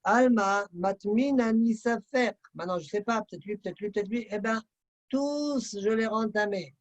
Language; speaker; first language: French; native; French